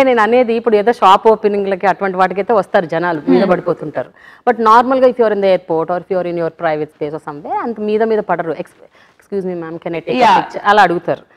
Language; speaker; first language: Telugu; native; Telugu